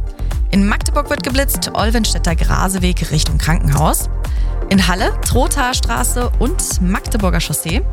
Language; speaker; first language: German; native; German